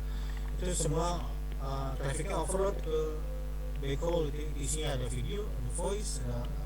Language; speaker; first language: Indonesian; native; Indonesian